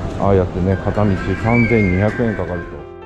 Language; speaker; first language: Japanese; native; Japanese